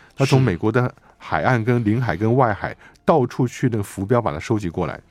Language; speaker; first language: Chinese; native; Chinese